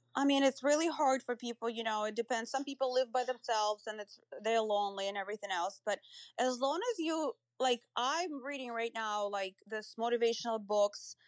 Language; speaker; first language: English; non-native, fluent; Russian